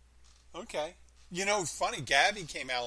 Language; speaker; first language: English; native; English